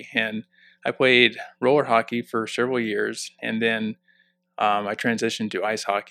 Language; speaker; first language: English; native; English